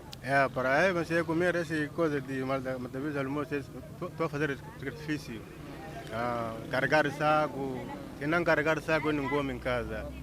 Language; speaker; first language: Portuguese; non-native, local second language; Makhuwa